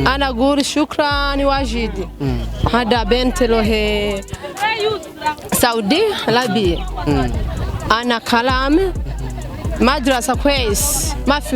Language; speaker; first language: Arabic; non-native, learner; Rundi